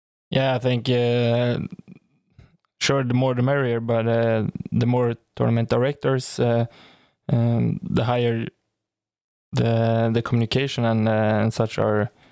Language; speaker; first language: English; non-native, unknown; Swedish